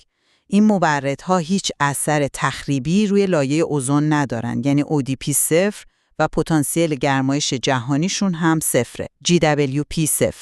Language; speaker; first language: Persian; native; Persian